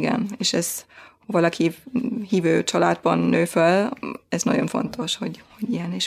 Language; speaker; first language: Hungarian; non-native, fluent; German